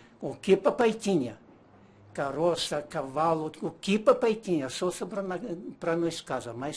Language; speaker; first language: Portuguese; non-native, learner; Ukrainian